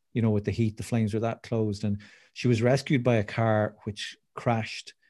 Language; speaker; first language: English; native; English